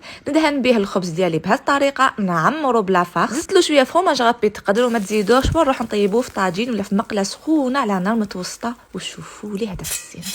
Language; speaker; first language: Arabic; native; Arabic